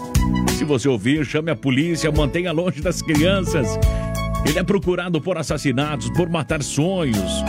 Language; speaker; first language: Portuguese; native; Portuguese